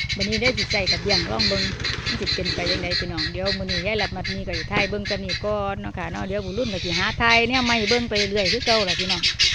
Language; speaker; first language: Thai; native; Thai